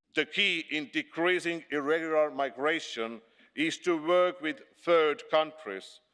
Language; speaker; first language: English; non-native, fluent; Estonian